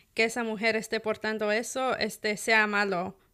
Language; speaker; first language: Spanish; native; Spanish